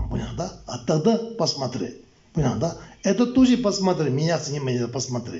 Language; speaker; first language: Russian; non-native, learner; Tibetan